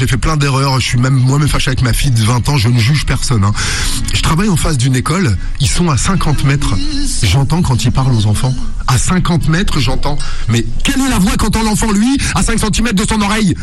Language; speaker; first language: French; native; French